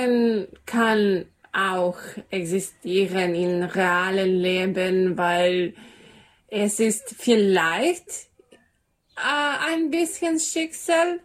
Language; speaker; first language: German; non-native, learner; Serbian